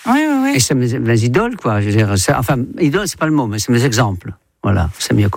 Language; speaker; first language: French; non-native, fluent; Dutch